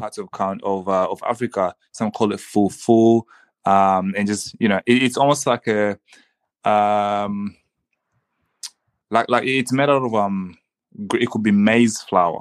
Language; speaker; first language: English; early bilingual, other home language; Swahili